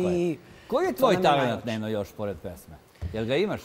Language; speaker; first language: Serbian; native; Serbian